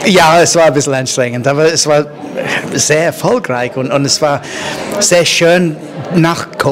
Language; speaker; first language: German; non-native, fluent; English